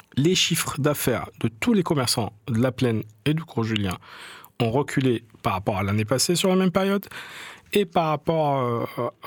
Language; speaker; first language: French; native; French